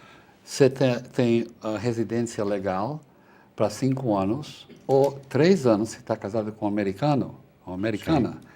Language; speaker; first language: Portuguese; non-native, fluent; Spanish